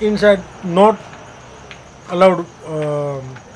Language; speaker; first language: English; non-native, learner; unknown